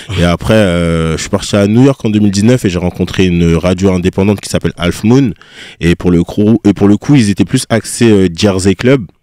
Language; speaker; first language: French; early bilingual, other home language; Lingala